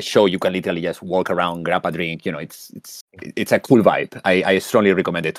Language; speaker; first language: English; non-native, fluent; Spanish